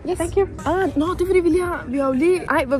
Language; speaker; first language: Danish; native; Danish